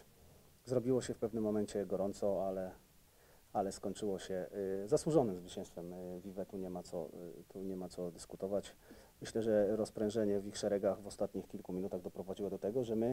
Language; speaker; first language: Polish; native; Polish